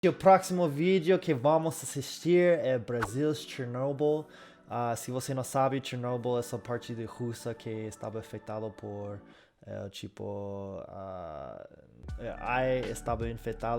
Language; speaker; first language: Portuguese; non-native, fluent; English